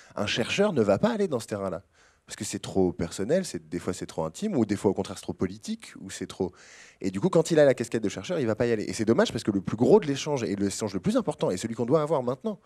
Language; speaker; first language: French; native; French